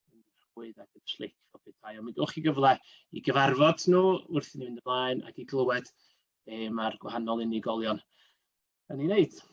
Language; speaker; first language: Welsh; native; Welsh